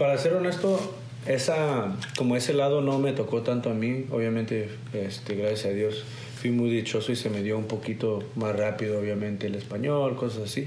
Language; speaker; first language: Spanish; early bilingual, heritage; Spanish